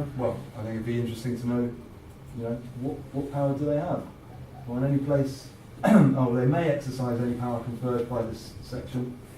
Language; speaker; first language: English; native; English